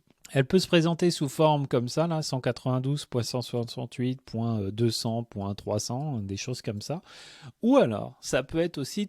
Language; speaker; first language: French; native; French